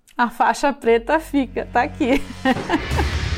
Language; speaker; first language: Portuguese; native; Portuguese